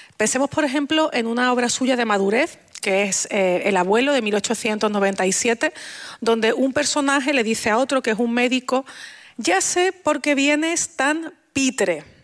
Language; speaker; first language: Spanish; native; Spanish